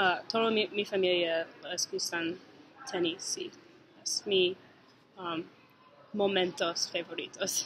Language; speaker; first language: Spanish; non-native, learner; English